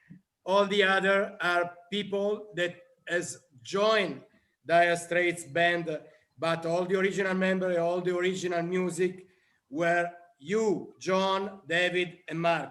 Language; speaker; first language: English; non-native, learner; Italian